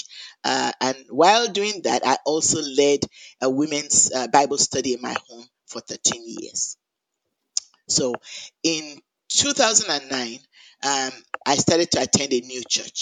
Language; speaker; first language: English; non-native, local second language; Yoruba